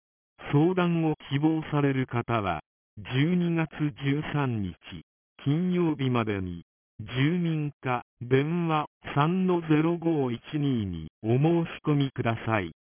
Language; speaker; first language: Japanese; native; Japanese